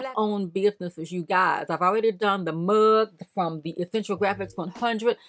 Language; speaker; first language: English; native; English